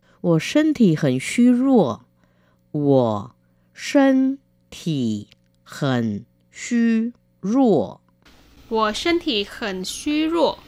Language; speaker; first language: Chinese; non-native, fluent; Vietnamese